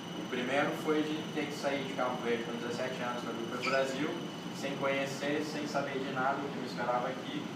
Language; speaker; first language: Portuguese; non-native, local second language; Kabuverdianu